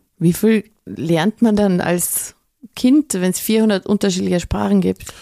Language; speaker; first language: German; native; German